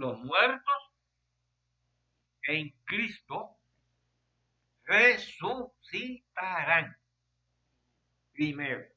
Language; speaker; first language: Spanish; native; Spanish